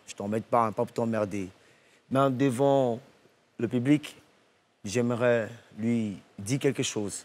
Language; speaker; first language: French; non-native, local second language; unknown